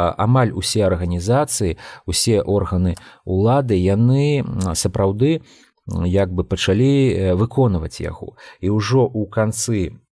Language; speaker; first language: Belarusian; non-native, local second language; Russian